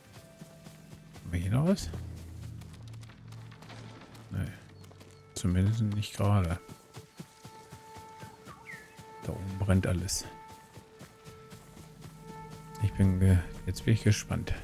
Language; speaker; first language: German; native; German